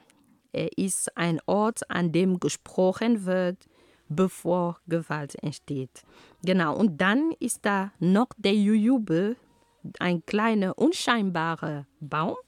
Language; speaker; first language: German; non-native, fluent; Ghomala